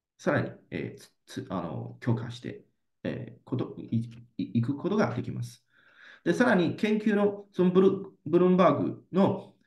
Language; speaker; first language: Japanese; non-native, fluent; Chinese